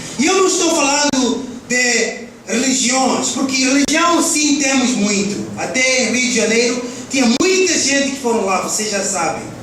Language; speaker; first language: Portuguese; early bilingual, heritage; Portuguese